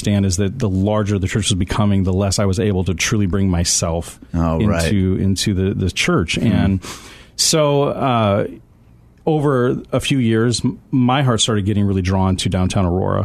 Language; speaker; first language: English; native; English